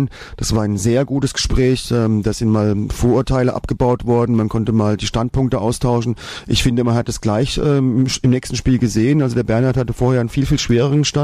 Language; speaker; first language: German; native; German